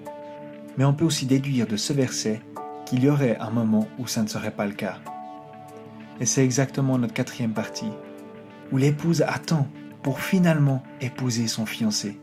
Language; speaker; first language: French; native; French